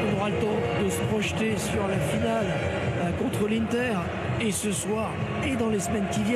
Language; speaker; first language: French; native; French